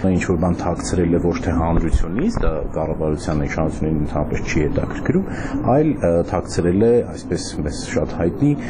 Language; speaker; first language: Armenian; native; Armenian